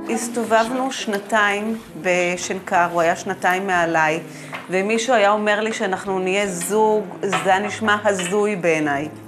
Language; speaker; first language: Hebrew; native; Hebrew